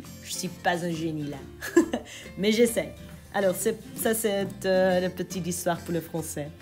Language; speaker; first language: French; non-native, local second language; Dutch